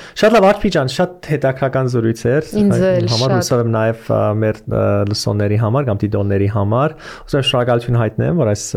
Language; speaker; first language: Armenian; early bilingual, heritage; Armenian